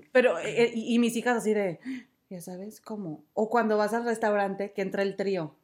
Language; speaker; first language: Spanish; native; Spanish